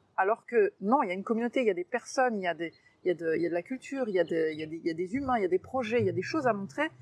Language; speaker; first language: French; native; French